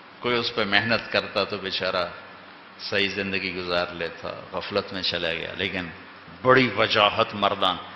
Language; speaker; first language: Urdu; non-native, local second language; Punjabi